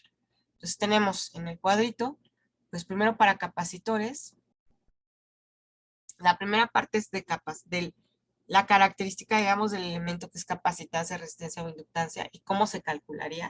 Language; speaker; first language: Spanish; native; Spanish